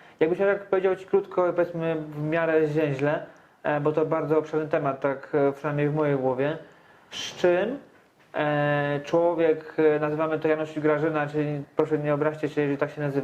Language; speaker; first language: Polish; native; Polish